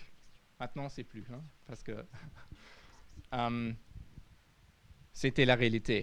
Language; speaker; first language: French; non-native, fluent; German